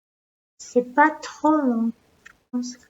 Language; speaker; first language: French; non-native, learner; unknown